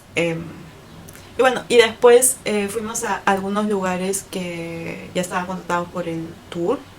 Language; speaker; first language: Spanish; native; Spanish